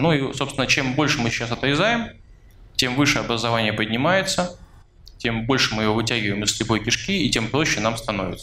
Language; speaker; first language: Russian; native; Russian